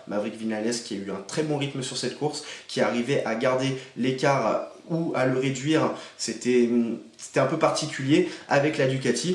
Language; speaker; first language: French; native; French